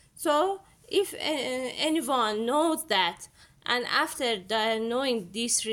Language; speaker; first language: English; non-native, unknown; Persian